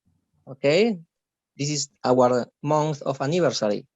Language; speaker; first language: English; non-native, learner; Spanish